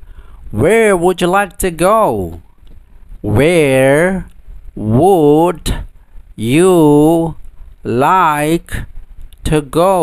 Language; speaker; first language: English; non-native, fluent; Indonesian